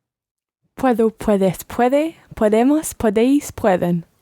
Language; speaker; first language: Spanish; non-native, learner; English